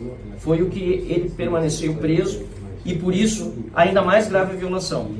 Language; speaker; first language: Portuguese; native; Portuguese